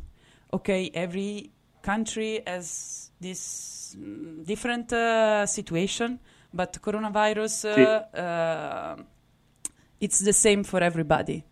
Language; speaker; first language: English; non-native, fluent; Italian